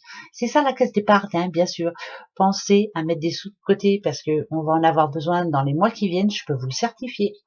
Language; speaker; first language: French; native; French